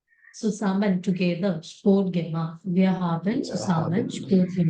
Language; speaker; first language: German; non-native, fluent; Malayalam